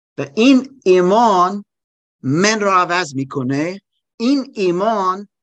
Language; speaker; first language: Persian; non-native, learner; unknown